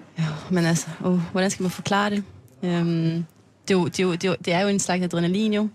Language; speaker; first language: Danish; non-native, fluent; French